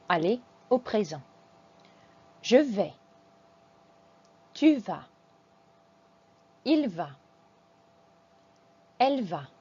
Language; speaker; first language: French; non-native, fluent; English